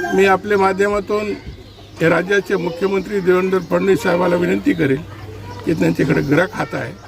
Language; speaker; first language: Marathi; non-native, local second language; Urdu